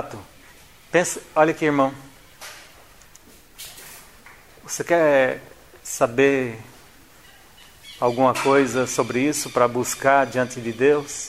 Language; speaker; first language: Portuguese; native; Portuguese